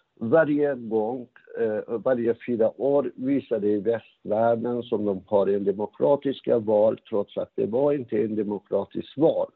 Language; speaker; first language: Swedish; non-native, fluent; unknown